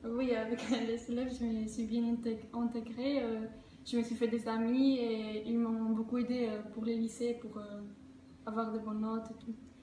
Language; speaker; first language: French; non-native, fluent; Spanish